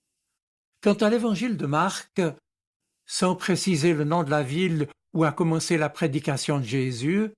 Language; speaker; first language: French; native; French